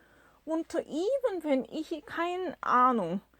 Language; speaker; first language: German; non-native, learner; Korean